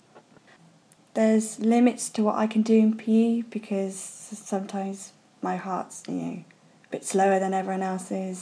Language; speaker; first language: English; native; English